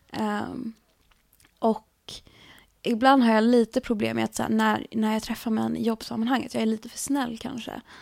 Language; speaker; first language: Swedish; native; Swedish